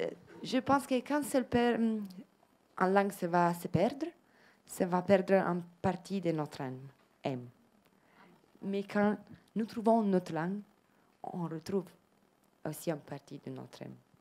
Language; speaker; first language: French; non-native, learner; Italian